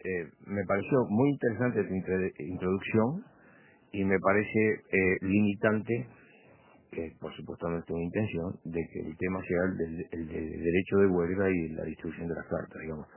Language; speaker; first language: Spanish; native; Spanish